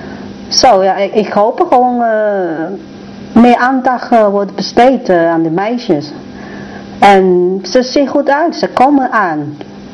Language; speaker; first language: Dutch; non-native, learner; Chinese